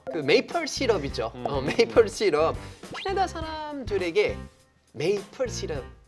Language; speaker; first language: Korean; non-native, fluent; French